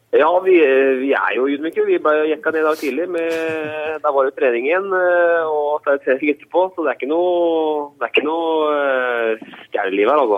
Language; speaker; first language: Norwegian; native; Norwegian